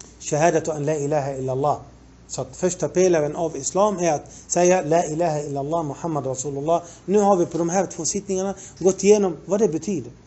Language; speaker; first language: Swedish; non-native, fluent; Arabic